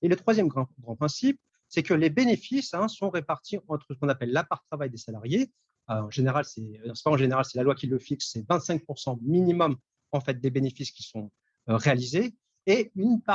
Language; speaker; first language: French; native; French